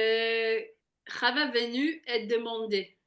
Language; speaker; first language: French; non-native, fluent; Hebrew